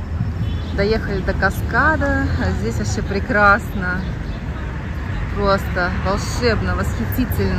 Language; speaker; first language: Russian; native; Russian